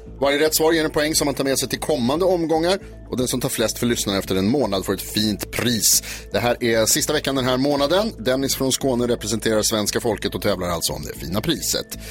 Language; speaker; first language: Swedish; native; Swedish